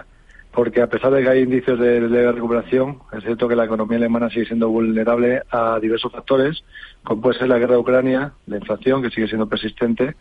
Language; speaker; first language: Spanish; native; Spanish